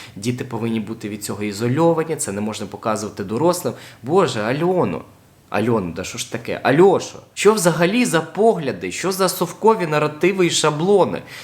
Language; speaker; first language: Ukrainian; non-native, local second language; Russian